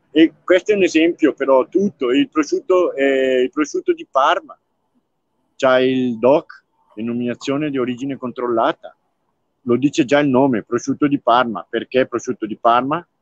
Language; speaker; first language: Italian; native; Italian